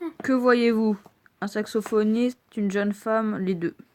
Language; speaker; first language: French; native; French